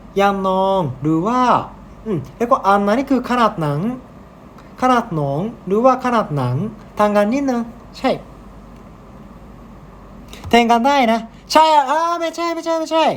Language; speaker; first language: Thai; non-native, learner; Japanese